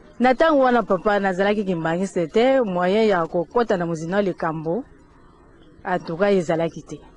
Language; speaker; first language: Lingala; non-native, local second language; Kituba (Democratic Republic of Congo)